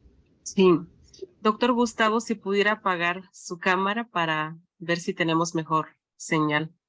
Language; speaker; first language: Spanish; native; Spanish